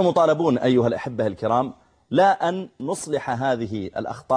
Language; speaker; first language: Arabic; native; Arabic